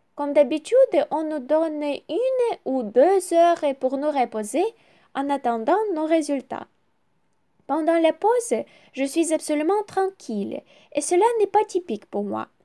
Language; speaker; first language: French; non-native, learner; Ukrainian